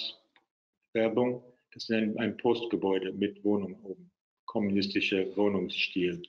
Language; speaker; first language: German; non-native, fluent; English